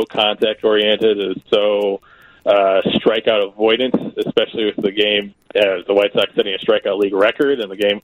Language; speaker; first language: English; native; English